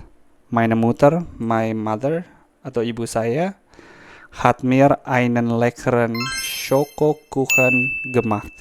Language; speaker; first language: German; non-native, fluent; Indonesian